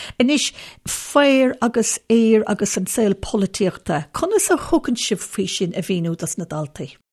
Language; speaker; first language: Irish; native; Irish